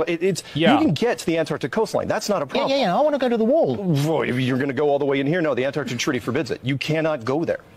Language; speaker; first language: English; native; English